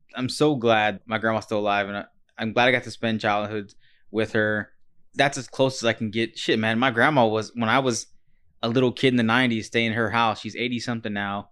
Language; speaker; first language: English; native; English